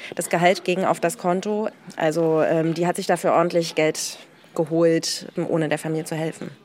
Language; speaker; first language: German; native; German